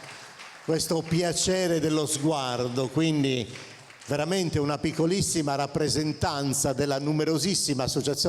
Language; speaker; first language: Italian; native; Italian